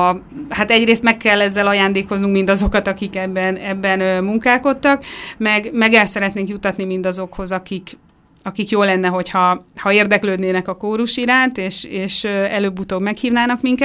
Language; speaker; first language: Hungarian; native; Hungarian